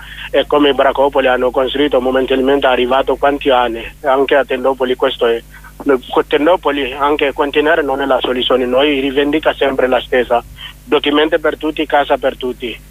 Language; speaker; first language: Italian; non-native, learner; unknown